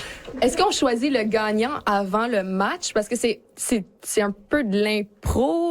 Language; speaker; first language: French; native; French